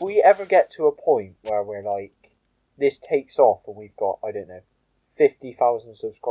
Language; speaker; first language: English; native; English